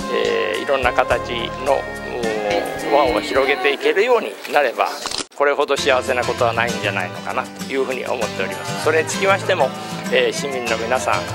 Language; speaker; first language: Japanese; native; Japanese